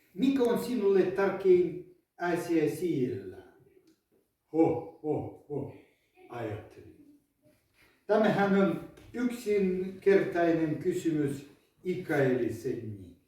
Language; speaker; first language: Finnish; non-native, learner; Ukrainian